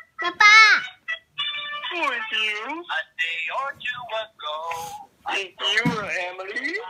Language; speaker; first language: English; non-native, learner; Chinese